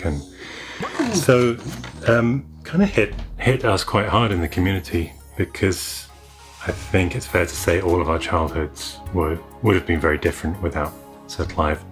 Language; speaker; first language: English; native; English